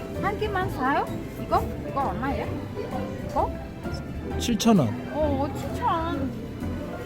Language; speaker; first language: Korean; non-native, learner; Vietnamese